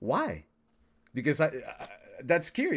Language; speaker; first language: English; non-native, fluent; Spanish